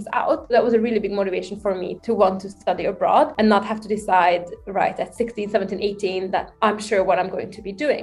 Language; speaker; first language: English; non-native, fluent; Hungarian